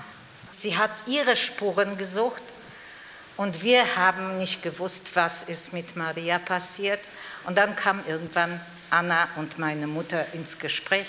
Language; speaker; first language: German; non-native, fluent; Polish